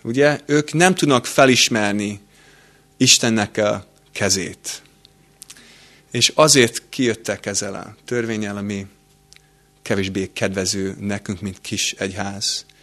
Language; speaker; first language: Hungarian; non-native, fluent; English